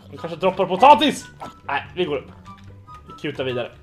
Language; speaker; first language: Swedish; native; Swedish